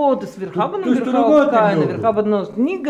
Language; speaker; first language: German; non-native, learner; Russian